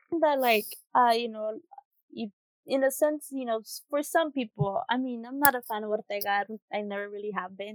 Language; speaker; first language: English; early bilingual, other home language; Spanish